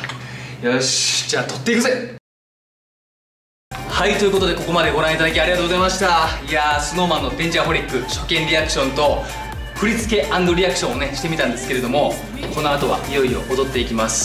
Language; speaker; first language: Japanese; native; Japanese